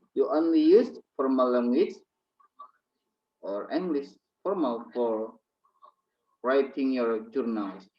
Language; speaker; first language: English; non-native, learner; Indonesian